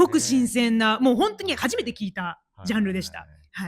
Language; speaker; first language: Japanese; native; Japanese